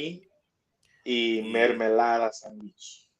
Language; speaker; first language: Spanish; non-native, learner; English